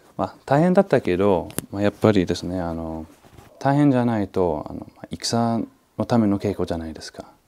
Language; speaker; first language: Japanese; non-native, fluent; Italian